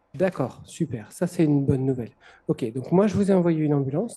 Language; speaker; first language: French; native; French